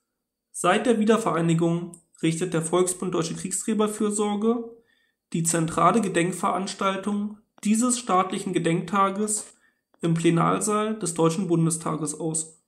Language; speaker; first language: German; native; German